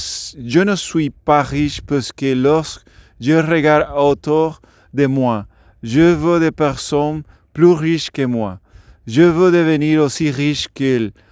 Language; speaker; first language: French; non-native, learner; Spanish